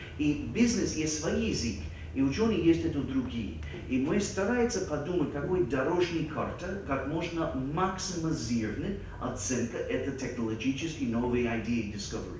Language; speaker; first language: Russian; non-native, fluent; English